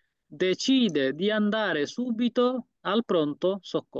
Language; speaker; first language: Italian; non-native, fluent; Bangla